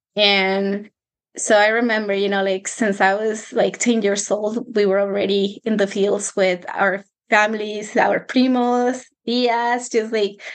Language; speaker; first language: English; non-native, fluent; Spanish